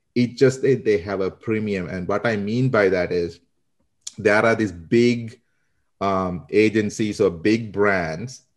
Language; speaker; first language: English; non-native, local second language; Sinhala